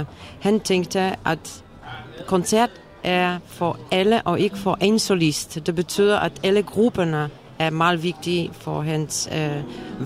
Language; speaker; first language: Danish; non-native, fluent; Polish